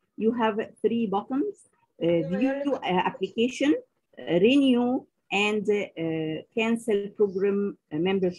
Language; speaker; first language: English; non-native, local second language; Arabic